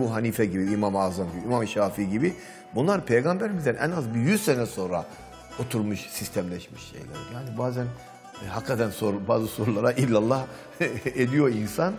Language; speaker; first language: Turkish; native; Turkish